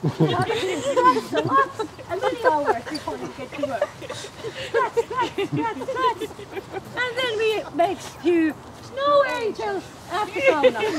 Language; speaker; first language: English; non-native, fluent; Finnish